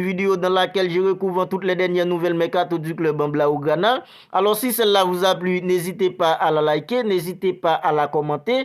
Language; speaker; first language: French; native; French